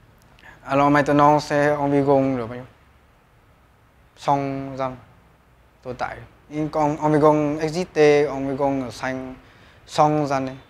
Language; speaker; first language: French; non-native, learner; Vietnamese